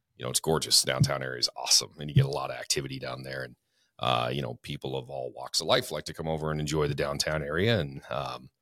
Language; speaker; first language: English; native; English